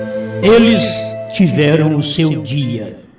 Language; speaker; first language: Portuguese; native; Portuguese